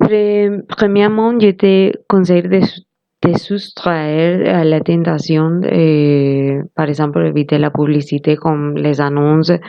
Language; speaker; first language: French; non-native, learner; Spanish